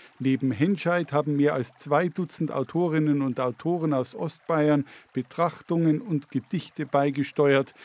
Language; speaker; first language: German; native; German